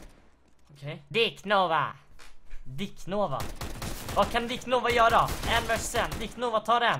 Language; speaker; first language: Swedish; native; Swedish